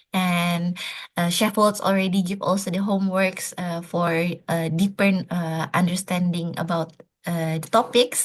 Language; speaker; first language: English; non-native, fluent; Indonesian